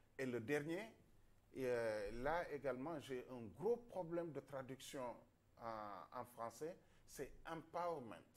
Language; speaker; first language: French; non-native, local second language; Wolof